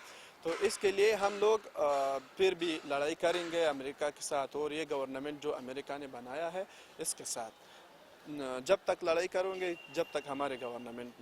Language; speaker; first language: Hindi; non-native, learner; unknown